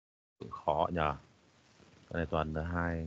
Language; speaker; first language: Vietnamese; native; Vietnamese